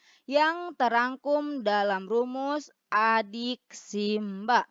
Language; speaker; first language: Indonesian; native; Indonesian